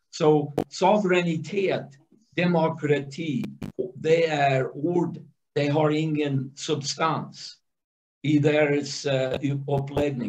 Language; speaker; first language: Swedish; non-native, fluent; English